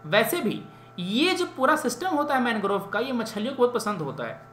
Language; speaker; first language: Hindi; native; Hindi